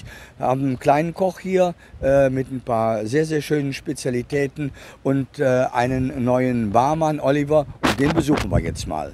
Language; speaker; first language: German; native; German